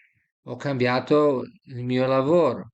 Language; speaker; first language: Italian; non-native, fluent; Serbian